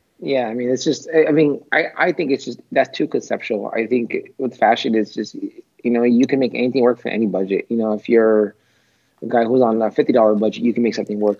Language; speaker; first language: English; native; English